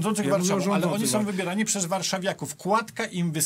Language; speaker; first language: Polish; native; Polish